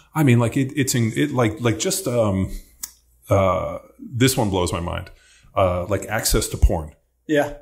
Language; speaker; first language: English; native; English